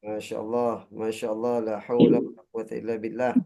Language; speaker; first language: Arabic; non-native, fluent; Indonesian